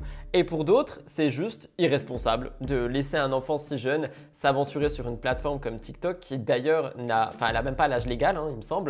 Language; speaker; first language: French; native; French